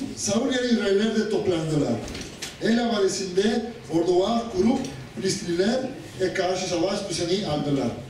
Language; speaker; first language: Turkish; non-native, fluent; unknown